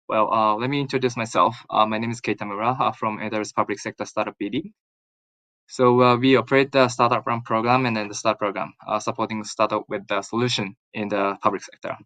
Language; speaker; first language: English; non-native, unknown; Japanese